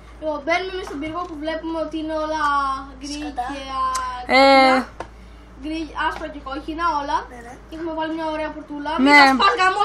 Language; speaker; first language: Greek; native; Greek